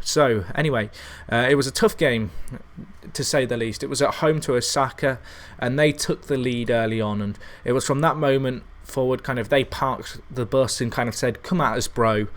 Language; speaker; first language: English; native; English